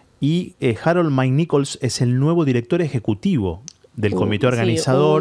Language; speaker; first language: Spanish; native; Spanish